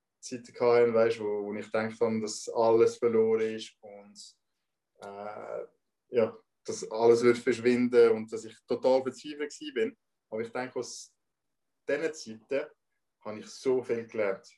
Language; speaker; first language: German; non-native, local second language; French